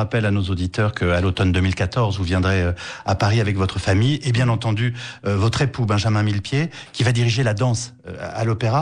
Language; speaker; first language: French; native; French